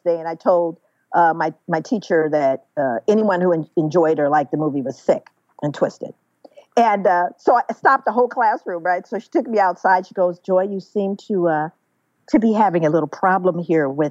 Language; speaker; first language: English; native; English